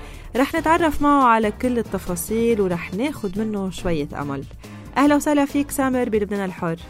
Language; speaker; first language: Arabic; native; Arabic